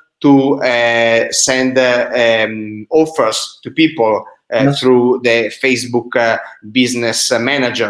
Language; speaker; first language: English; non-native, fluent; Italian